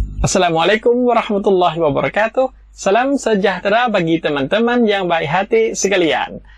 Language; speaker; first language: Indonesian; non-native, fluent; Thai